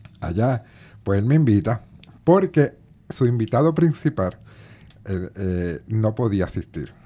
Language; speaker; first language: Spanish; native; Spanish